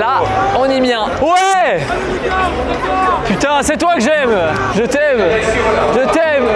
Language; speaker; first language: French; native; French